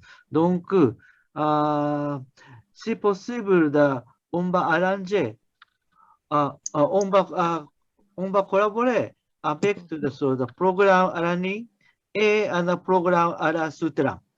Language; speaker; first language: French; non-native, learner; Japanese